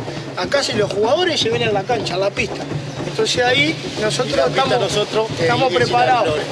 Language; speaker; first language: Spanish; native; Spanish